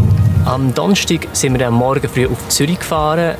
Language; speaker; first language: German; native; German